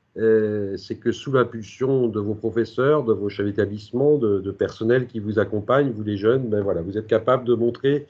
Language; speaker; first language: French; native; French